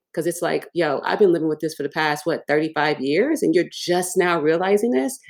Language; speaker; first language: English; early bilingual, other home language; Yoruba